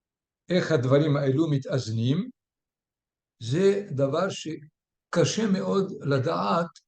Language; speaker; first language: Hebrew; non-native, fluent; French